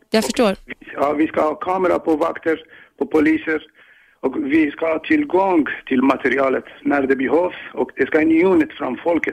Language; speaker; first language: Swedish; non-native, learner; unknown